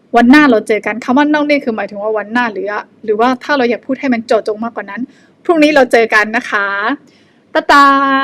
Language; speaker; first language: Thai; non-native, fluent; Burmese